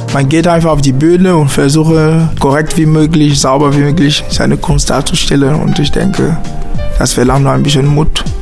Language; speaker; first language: German; non-native, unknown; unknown